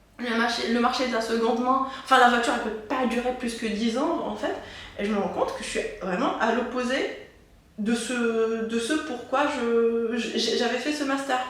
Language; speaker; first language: French; non-native, local second language; Arabic